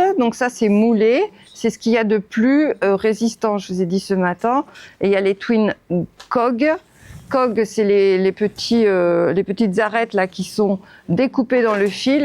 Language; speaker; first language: French; native; French